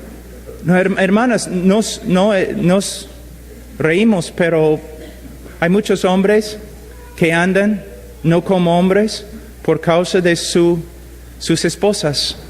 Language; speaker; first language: Spanish; non-native, fluent; English